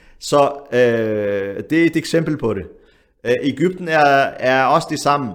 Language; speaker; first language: Danish; early bilingual, other home language; Arabic